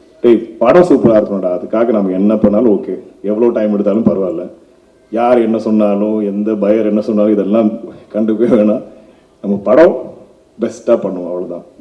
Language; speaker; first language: Tamil; non-native, local second language; Malayalam